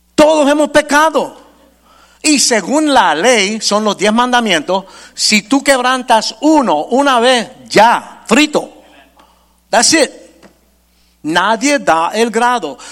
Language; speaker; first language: Spanish; early bilingual, heritage; Spanish